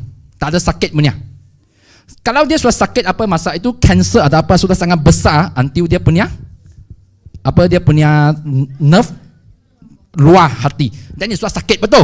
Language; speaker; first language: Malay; non-native, local second language; Chinese